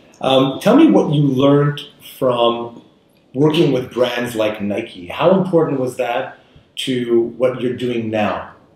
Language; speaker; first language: English; native; English